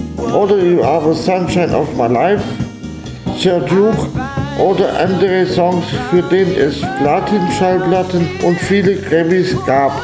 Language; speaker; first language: German; native; German